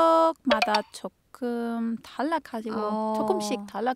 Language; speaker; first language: Korean; non-native, fluent; Spanish